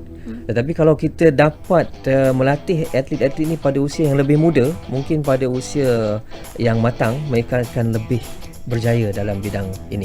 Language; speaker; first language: Malay; native; Malay